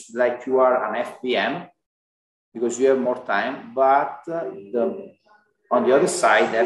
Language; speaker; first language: English; non-native, learner; Italian